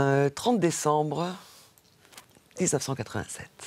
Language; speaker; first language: French; native; French